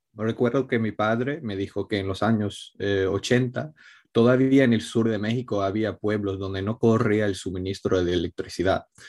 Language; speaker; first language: Spanish; non-native, fluent; Italian